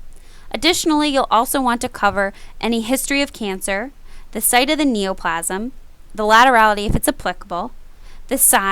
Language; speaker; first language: English; native; English